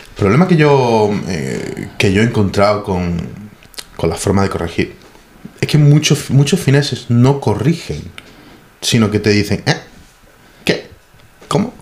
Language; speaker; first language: Spanish; native; Spanish